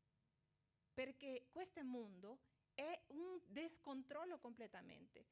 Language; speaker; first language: Italian; non-native, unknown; Portuguese